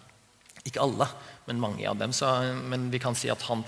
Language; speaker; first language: Norwegian; non-native, fluent; English